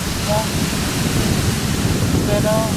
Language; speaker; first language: English; non-native, fluent; French